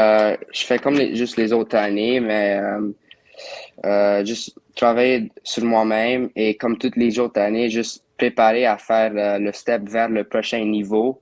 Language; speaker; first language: French; non-native, local second language; English